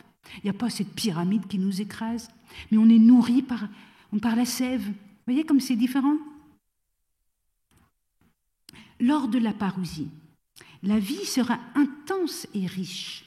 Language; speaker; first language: French; native; French